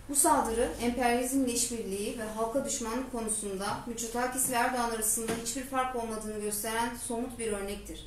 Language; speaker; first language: Turkish; native; Turkish